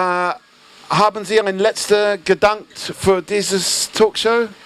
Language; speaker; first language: German; non-native, learner; English